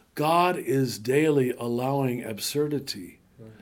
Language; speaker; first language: English; native; English